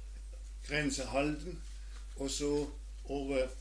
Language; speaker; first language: Danish; non-native, learner; German